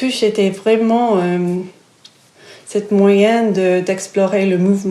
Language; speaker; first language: French; non-native, fluent; English